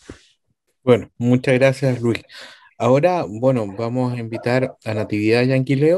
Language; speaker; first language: Spanish; native; Spanish